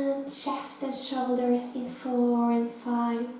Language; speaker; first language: English; non-native, fluent; Norwegian